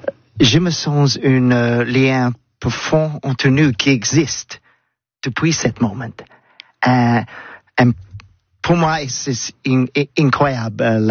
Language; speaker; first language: French; non-native, learner; English